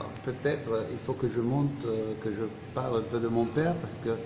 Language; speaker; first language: French; non-native, fluent; Turkish